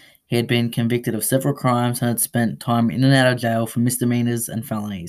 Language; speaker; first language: English; native; English